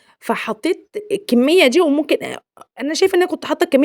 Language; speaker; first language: Arabic; native; Arabic